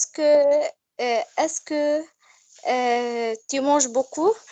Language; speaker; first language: French; non-native, learner; Arabic